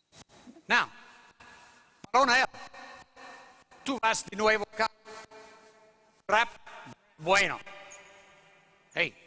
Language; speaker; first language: Spanish; non-native, learner; English